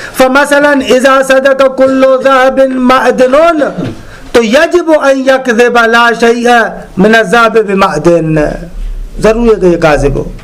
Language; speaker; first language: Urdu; native; Urdu